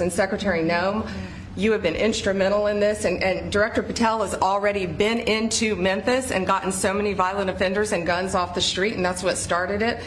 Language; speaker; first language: English; native; English